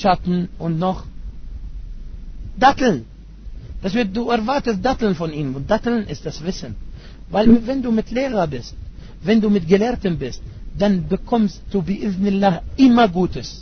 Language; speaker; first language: German; non-native, fluent; Arabic